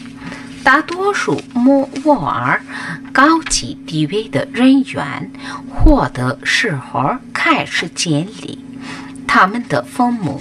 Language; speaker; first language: Chinese; non-native, fluent; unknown